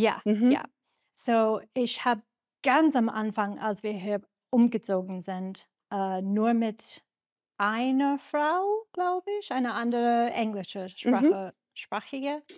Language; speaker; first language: German; non-native, learner; English